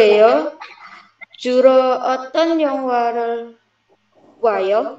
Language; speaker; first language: Korean; non-native, learner; Indonesian